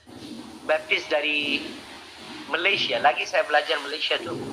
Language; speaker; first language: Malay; non-native, learner; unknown